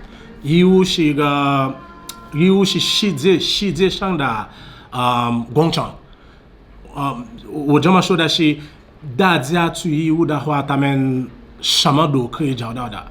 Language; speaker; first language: Chinese; non-native, fluent; Haitian Creole